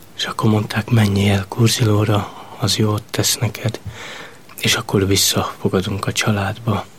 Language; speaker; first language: Hungarian; non-native, local second language; Romany